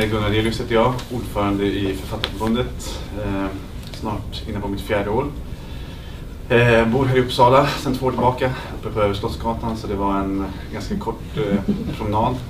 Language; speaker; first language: Swedish; native; Swedish